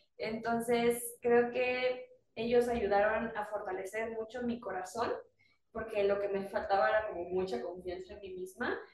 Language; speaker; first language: Spanish; native; Spanish